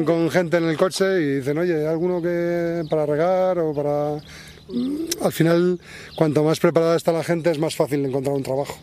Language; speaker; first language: Spanish; native; Spanish